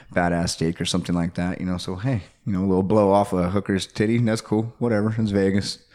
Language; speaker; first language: English; native; English